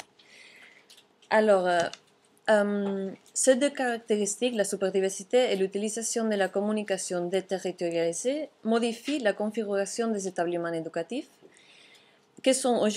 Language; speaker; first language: French; non-native, fluent; Catalan